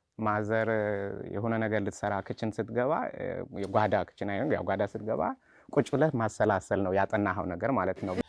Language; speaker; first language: Amharic; non-native, local second language; Sebat Bet Gurage